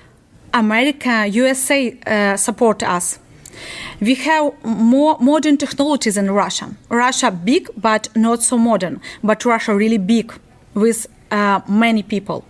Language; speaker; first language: English; non-native, learner; Ukrainian